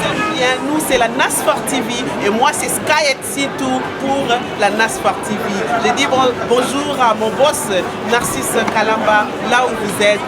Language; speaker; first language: French; non-native, local second language; Lingala